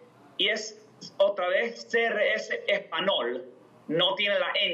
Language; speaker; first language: Spanish; non-native, fluent; English